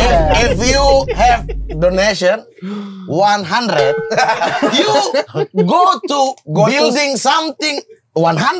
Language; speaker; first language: English; non-native, learner; Indonesian